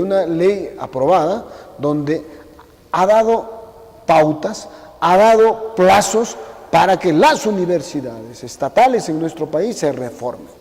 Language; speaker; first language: Spanish; native; Spanish